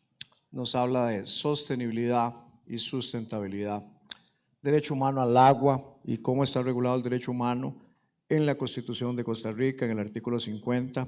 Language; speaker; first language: Spanish; native; Spanish